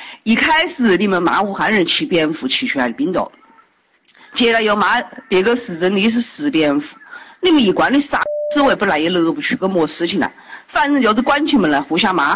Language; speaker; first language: Chinese; native; Chinese